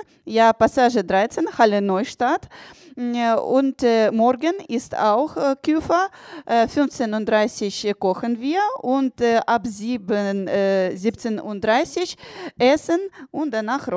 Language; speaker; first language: German; non-native, learner; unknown